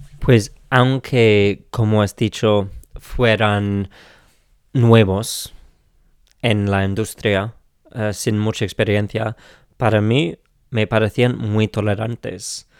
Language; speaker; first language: Spanish; non-native, fluent; English